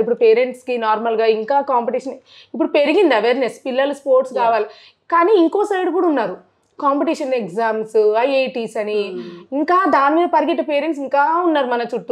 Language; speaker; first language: Telugu; native; Telugu